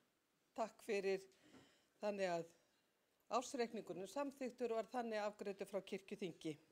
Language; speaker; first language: Icelandic; native; Icelandic